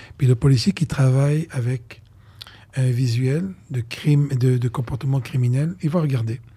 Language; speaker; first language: French; non-native, local second language; Arabic